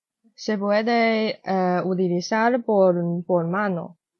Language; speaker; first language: Spanish; non-native, learner; Chinese